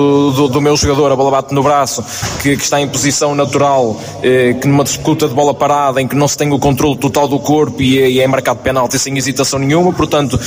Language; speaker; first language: Portuguese; native; Portuguese